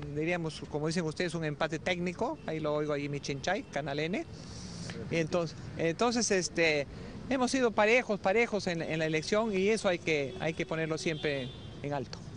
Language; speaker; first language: Spanish; native; Spanish